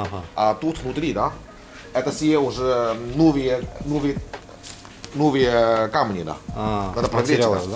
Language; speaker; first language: Russian; non-native, learner; Chinese